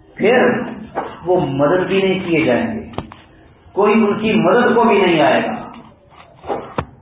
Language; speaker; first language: Urdu; non-native, local second language; Punjabi